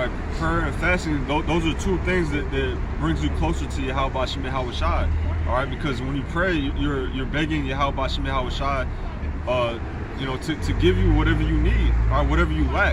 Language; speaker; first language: English; native; English